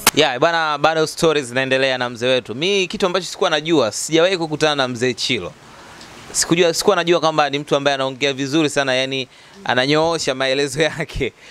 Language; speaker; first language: Swahili; native; Swahili